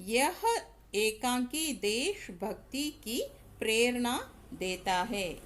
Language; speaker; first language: Hindi; non-native, local second language; Tamil